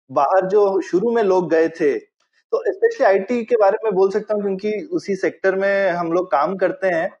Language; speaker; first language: Hindi; native; Hindi